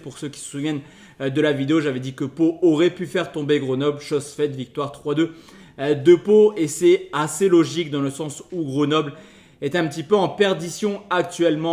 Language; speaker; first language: French; native; French